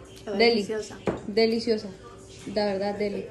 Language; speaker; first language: Spanish; native; Spanish